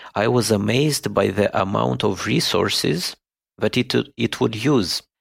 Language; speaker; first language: English; non-native, fluent; Romanian